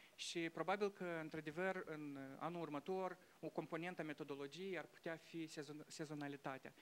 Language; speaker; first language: Romanian; non-native, local second language; Russian